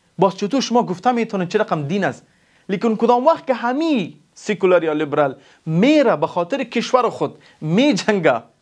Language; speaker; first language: Persian; non-native, local second language; Pashto